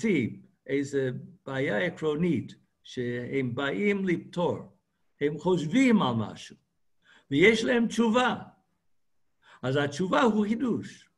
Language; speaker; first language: Hebrew; non-native, fluent; English